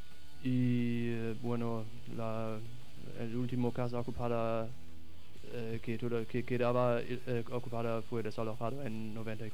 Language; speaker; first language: Spanish; non-native, fluent; German